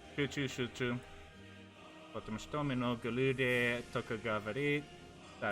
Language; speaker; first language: Russian; non-native, learner; English